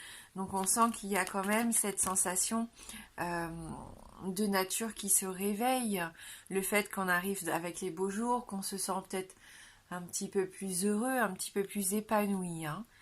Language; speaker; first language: French; native; French